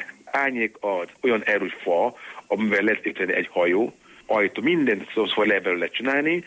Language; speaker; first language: Hungarian; non-native, learner; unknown